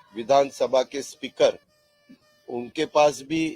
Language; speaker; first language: Hindi; non-native, local second language; Marathi